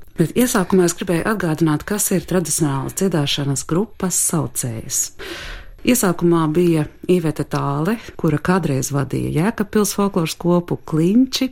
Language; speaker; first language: Latvian; native; Latvian